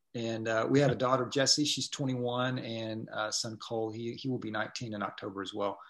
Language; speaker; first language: English; native; English